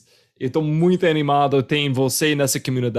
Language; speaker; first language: Portuguese; non-native, fluent; English